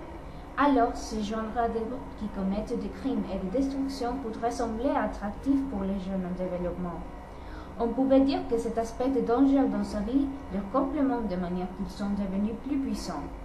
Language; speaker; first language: French; non-native, learner; Spanish